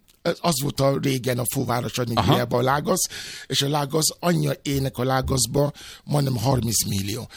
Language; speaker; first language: Hungarian; non-native, fluent; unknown